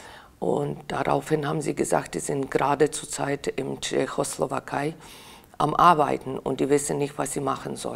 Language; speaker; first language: German; non-native, fluent; Ukrainian